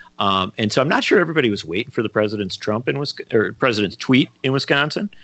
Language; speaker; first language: English; native; English